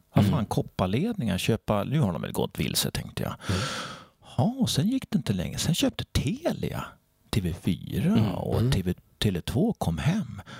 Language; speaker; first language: Swedish; native; Swedish